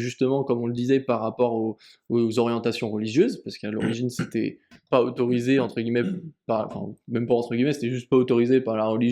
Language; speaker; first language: French; native; French